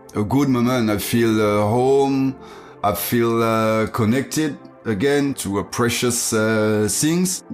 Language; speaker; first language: English; non-native, learner; French